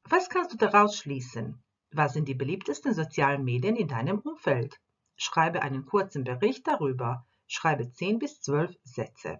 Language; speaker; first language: German; non-native, fluent; Croatian